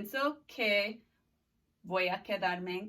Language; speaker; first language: Spanish; non-native, fluent; English